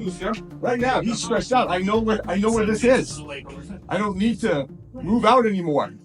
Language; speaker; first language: English; native; English